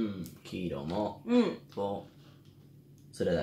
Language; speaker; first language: Japanese; non-native, learner; Spanish